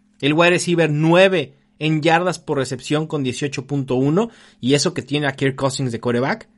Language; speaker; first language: Spanish; native; Spanish